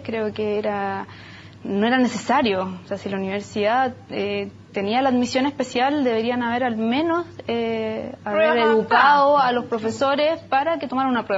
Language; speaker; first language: Spanish; native; Spanish